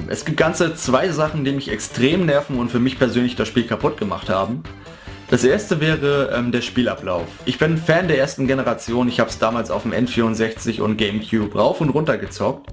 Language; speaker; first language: German; native; German